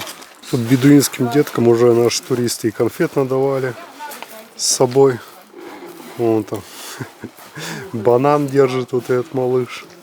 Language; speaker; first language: Russian; native; Russian